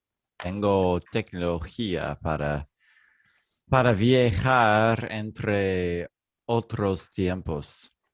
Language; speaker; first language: Spanish; non-native, learner; English